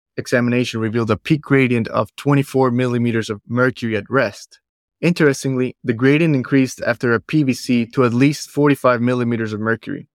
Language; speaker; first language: English; non-native, fluent; Spanish